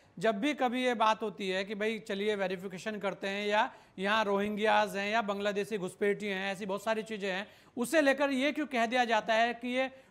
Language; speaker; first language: Hindi; native; Hindi